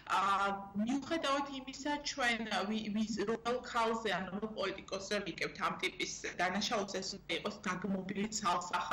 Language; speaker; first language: Georgian; native; Georgian